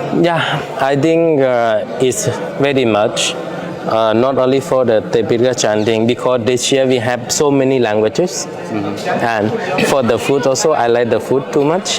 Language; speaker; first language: English; non-native, fluent; Lao